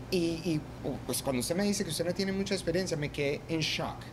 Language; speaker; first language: Spanish; early bilingual, heritage; Spanish